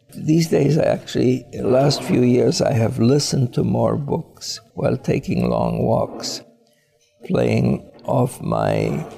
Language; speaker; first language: English; early bilingual, other home language; Polish